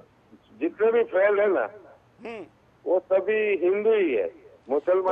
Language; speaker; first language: Hindi; non-native, local second language; Gujarati